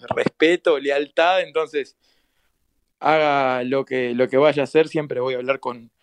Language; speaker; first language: Spanish; native; Spanish